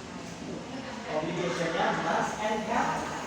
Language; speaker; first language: English; non-native, learner; Indonesian